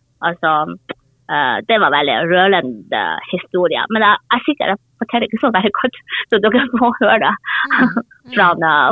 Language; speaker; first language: Norwegian; non-native, learner; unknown